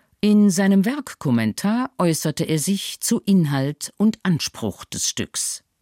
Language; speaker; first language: German; native; German